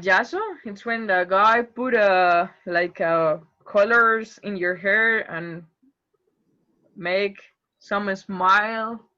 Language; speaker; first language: English; non-native, fluent; Spanish